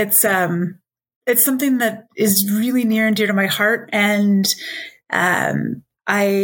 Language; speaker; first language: English; native; English